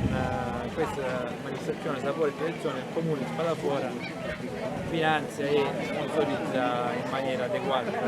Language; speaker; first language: Italian; native; Italian